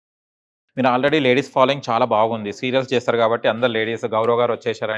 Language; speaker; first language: Telugu; native; Telugu